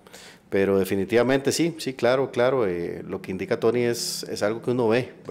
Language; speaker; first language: Spanish; native; Spanish